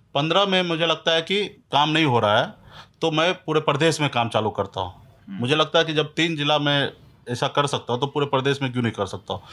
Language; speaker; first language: Hindi; native; Hindi